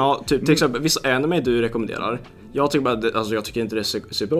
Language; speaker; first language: Swedish; early bilingual, other home language; Lithuanian